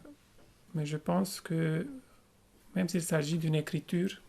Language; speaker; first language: French; non-native, fluent; Romanian